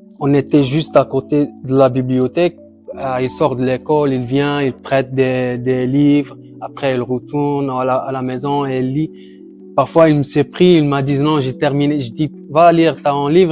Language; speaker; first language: French; non-native, fluent; Arabic